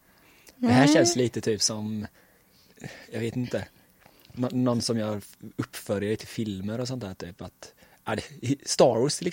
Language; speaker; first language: Swedish; native; Swedish